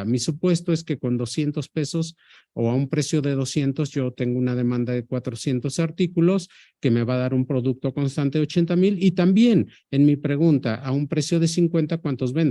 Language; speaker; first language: Spanish; native; Spanish